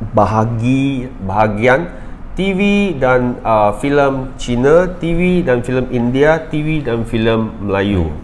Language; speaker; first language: Malay; non-native, local second language; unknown